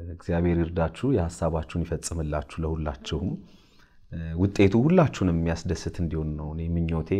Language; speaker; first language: Amharic; native; Amharic